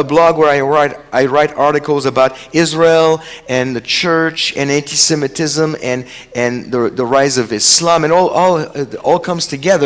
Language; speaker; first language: English; non-native, fluent; French